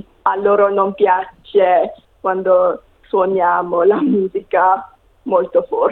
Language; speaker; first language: Italian; non-native, learner; English